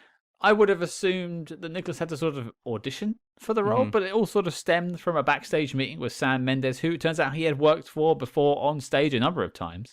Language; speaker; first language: English; native; English